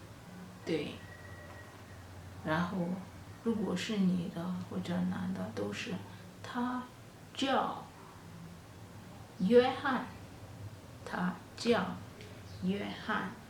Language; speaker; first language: Chinese; non-native, fluent; Kalenjin